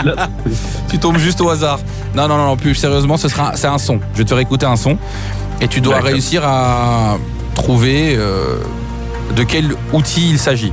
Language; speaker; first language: French; native; French